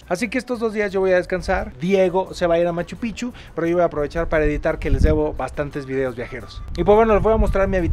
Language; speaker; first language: Spanish; native; Spanish